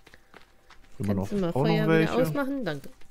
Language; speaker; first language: German; native; German